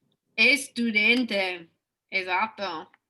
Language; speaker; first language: Italian; non-native, fluent; English